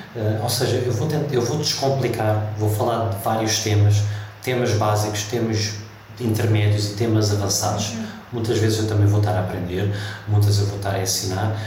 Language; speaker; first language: Portuguese; early bilingual, heritage; Portuguese